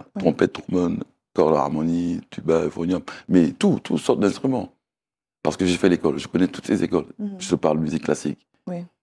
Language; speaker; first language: French; native; French